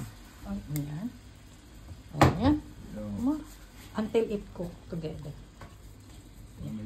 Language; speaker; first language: English; non-native, learner; Filipino